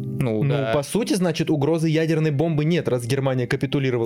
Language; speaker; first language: Russian; native; Russian